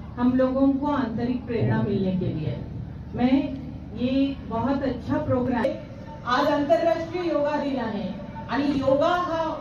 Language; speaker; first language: Hindi; non-native, local second language; Marathi